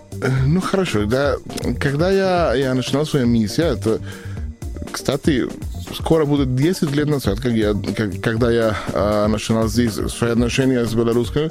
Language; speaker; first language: Russian; non-native, learner; Spanish